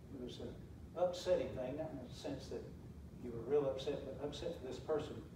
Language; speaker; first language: English; native; English